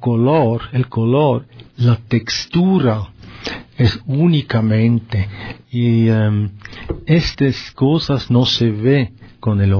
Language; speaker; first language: Spanish; non-native, learner; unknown